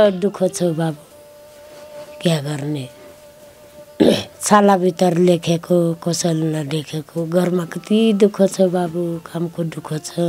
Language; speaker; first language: Nepali; non-native, local second language; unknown